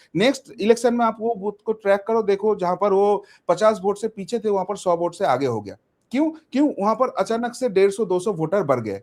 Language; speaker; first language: Hindi; non-native, local second language; Bangla